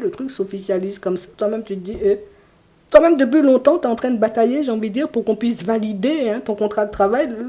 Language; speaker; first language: French; native; French